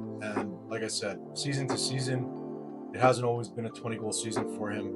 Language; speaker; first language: English; native; English